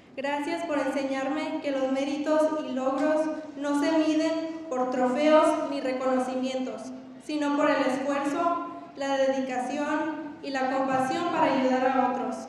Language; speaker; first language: Spanish; early bilingual, other home language; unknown